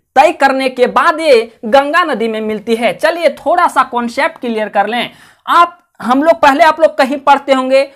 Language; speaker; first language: Hindi; native; Hindi